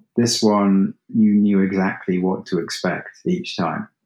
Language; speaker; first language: English; native; English